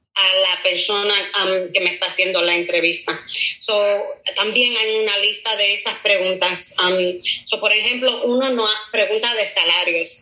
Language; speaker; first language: Spanish; early bilingual, heritage; Spanish